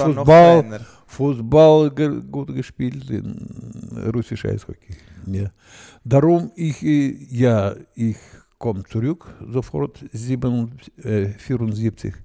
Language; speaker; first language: German; non-native, learner; Russian